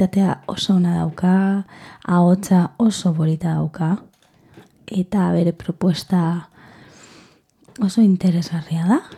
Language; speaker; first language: Basque; non-native, learner; Spanish